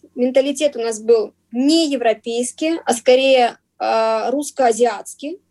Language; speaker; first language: Russian; native; Russian